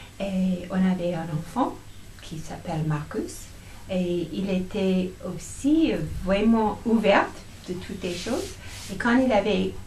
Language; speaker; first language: French; non-native, fluent; English